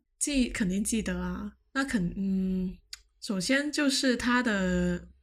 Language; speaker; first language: Chinese; non-native, local second language; Cantonese